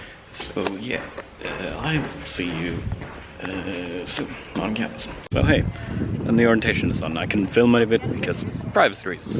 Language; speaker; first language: English; non-native, fluent; Swedish